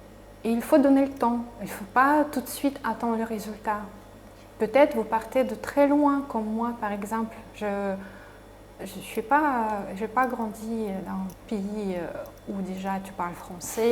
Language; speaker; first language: French; non-native, fluent; Russian